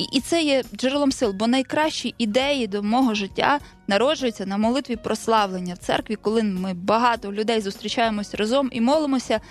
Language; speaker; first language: Ukrainian; native; Ukrainian